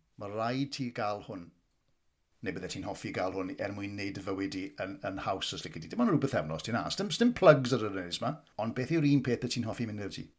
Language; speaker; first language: Welsh; native; Welsh